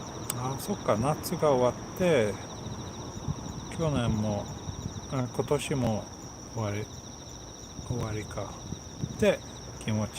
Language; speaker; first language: Japanese; non-native, learner; Swedish